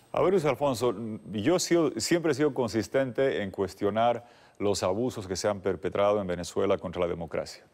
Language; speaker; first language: Spanish; native; Spanish